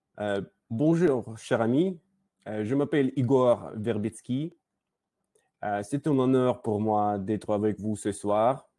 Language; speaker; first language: French; non-native, learner; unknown